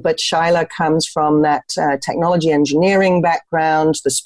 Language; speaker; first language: English; native; English